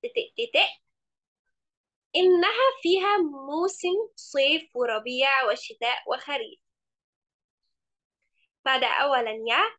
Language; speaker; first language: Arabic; non-native, fluent; Indonesian